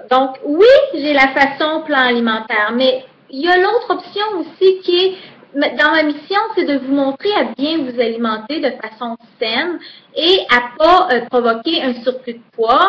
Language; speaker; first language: French; native; French